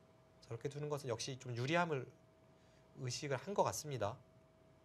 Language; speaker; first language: Korean; native; Korean